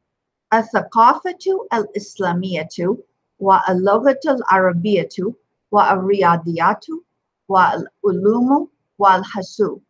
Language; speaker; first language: Arabic; non-native, fluent; English